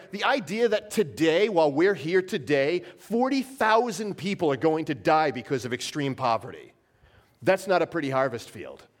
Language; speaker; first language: English; native; English